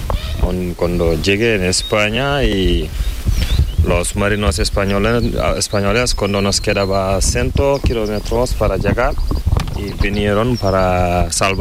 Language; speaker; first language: Spanish; non-native, learner; Fula